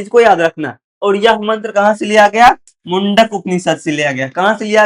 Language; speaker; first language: Hindi; native; Hindi